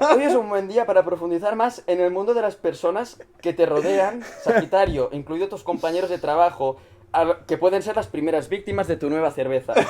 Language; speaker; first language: Spanish; non-native, local second language; Catalan